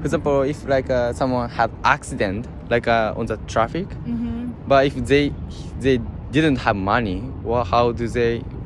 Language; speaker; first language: English; non-native, learner; Japanese